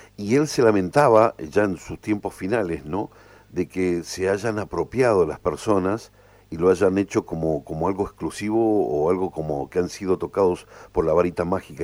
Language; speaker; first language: Spanish; native; Spanish